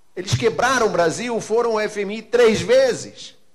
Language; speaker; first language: Portuguese; native; Portuguese